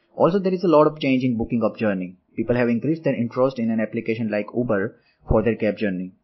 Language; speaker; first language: English; non-native, local second language; Gujarati